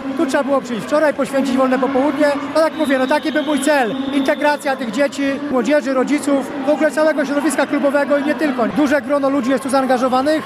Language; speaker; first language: Polish; native; Polish